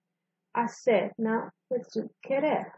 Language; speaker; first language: Spanish; non-native, fluent; English